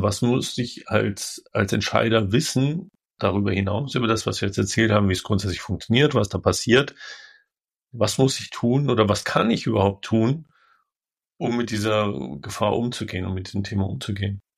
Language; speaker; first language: German; native; German